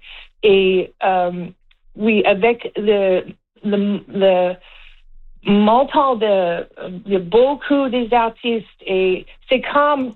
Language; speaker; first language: French; non-native, learner; English